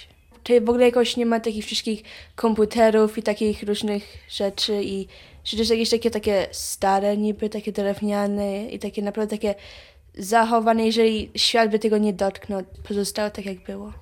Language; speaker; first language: Polish; early bilingual, heritage; Polish